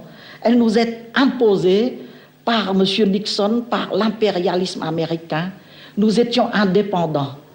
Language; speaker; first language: French; non-native, local second language; Khmer